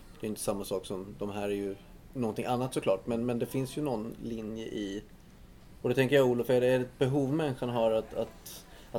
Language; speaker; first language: Swedish; native; Swedish